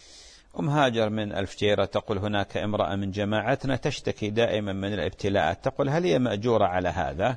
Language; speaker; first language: Arabic; native; Arabic